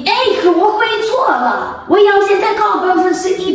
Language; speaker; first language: Chinese; non-native, learner; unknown